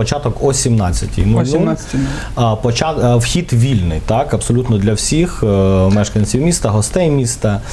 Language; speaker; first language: Ukrainian; native; Ukrainian